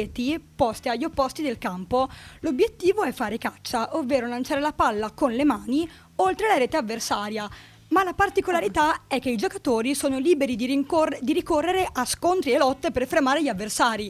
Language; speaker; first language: Italian; native; Italian